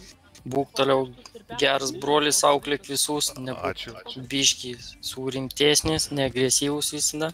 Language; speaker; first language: Lithuanian; native; Lithuanian